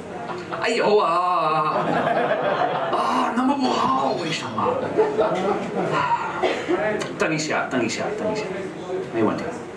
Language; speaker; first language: Chinese; non-native, learner; English